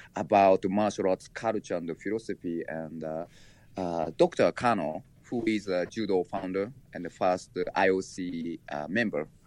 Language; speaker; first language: English; non-native, learner; Japanese